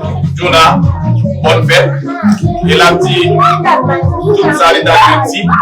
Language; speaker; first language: French; non-native, learner; Haitian Creole